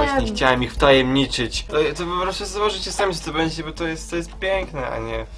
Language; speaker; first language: Polish; native; Polish